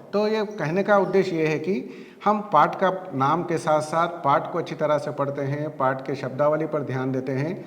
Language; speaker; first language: Hindi; non-native, local second language; Telugu